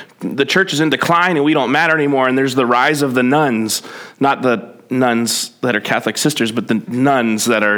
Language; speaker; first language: English; native; English